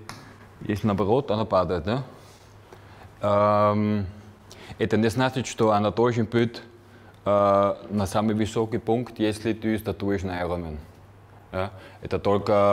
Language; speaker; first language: Russian; non-native, fluent; German